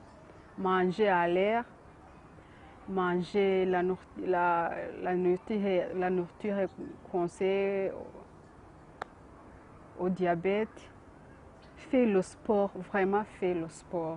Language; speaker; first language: French; non-native, local second language; Kinyarwanda